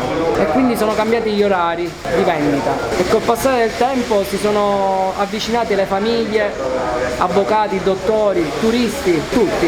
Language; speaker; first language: Italian; native; Italian